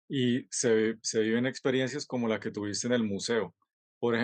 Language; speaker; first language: Spanish; native; Spanish